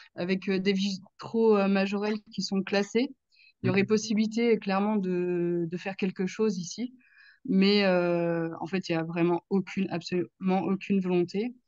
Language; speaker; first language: French; native; French